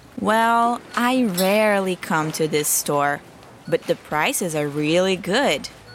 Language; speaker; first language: English; non-native, fluent; Portuguese